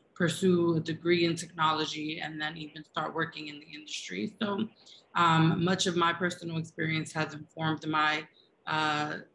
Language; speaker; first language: English; native; English